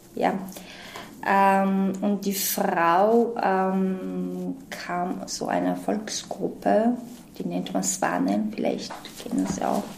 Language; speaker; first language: German; non-native, fluent; Georgian